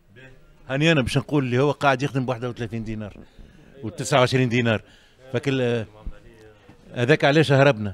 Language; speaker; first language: Arabic; native; Arabic